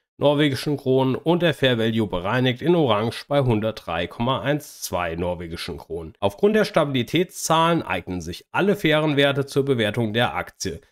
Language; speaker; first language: German; native; German